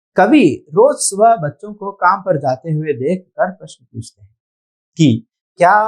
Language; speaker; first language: Hindi; non-native, local second language; Telugu